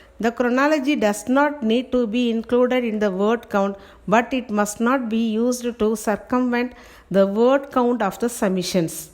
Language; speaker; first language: English; non-native, local second language; Tamil